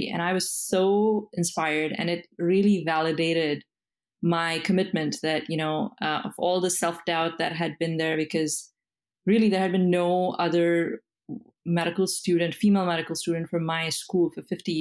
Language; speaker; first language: English; non-native, local second language; Hindi